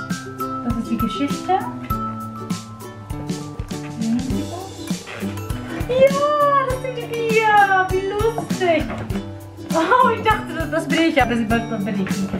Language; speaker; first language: German; non-native, fluent; Dutch